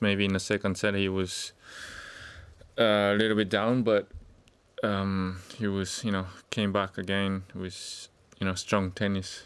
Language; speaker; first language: English; non-native, fluent; Japanese